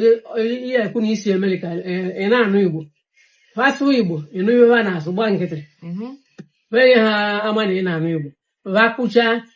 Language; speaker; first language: Igbo; native; Igbo